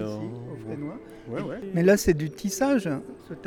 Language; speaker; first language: French; native; French